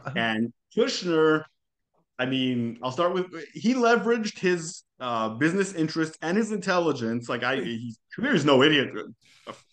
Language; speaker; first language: English; non-native, fluent; Hebrew